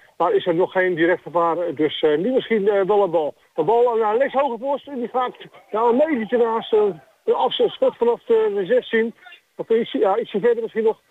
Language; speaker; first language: Dutch; native; Dutch